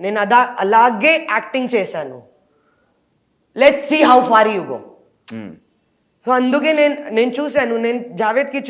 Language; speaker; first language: Telugu; non-native, learner; Hindi